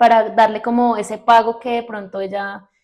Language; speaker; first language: Spanish; native; Spanish